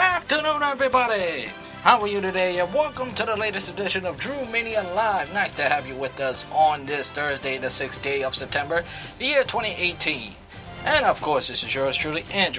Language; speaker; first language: English; native; English